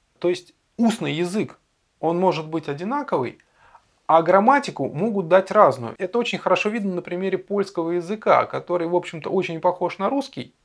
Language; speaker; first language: Russian; native; Russian